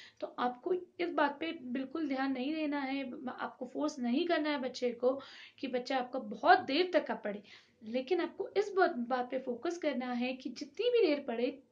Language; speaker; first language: Hindi; native; Hindi